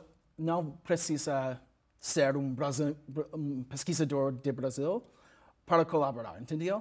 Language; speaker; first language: Portuguese; non-native, learner; English